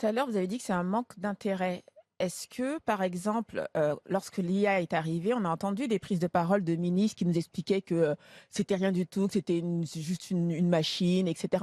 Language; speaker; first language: French; native; French